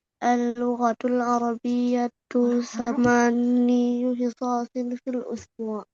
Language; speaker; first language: Arabic; non-native, learner; Indonesian